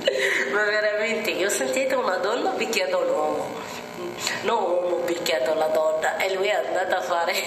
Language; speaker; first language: Italian; non-native, learner; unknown